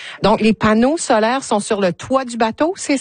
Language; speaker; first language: French; native; French